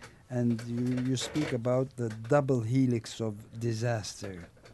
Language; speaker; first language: English; non-native, fluent; Turkish